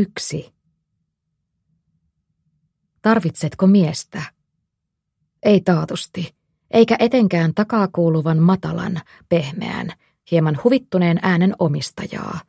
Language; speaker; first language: Finnish; native; Finnish